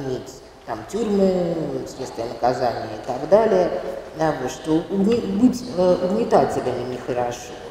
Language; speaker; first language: Russian; native; Russian